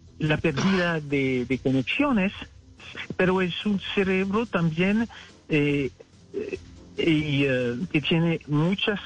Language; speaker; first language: Spanish; non-native, fluent; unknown